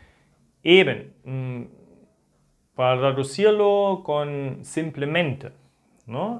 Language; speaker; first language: Spanish; non-native, fluent; German